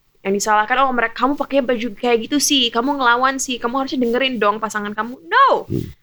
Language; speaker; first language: Indonesian; early bilingual, heritage; German